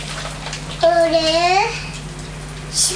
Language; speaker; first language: Japanese; native; Japanese